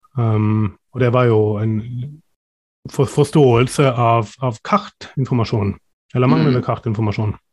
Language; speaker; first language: Norwegian; non-native, fluent; German